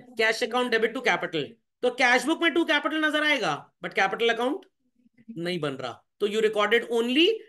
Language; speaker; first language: Hindi; native; Hindi